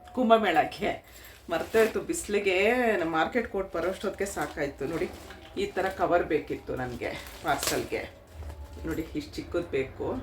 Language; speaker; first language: Kannada; native; Kannada